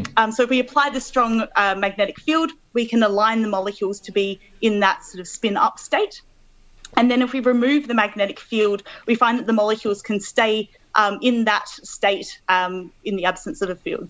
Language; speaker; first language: English; native; English